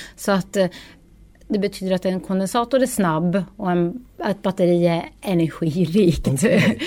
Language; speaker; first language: Swedish; non-native, fluent; Norwegian